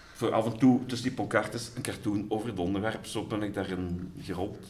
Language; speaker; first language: Dutch; native; Dutch